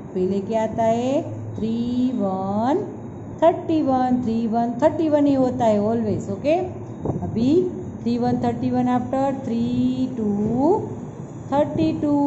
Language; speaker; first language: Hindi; non-native, local second language; Gujarati